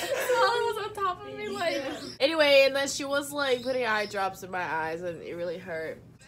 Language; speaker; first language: English; non-native, fluent; Portuguese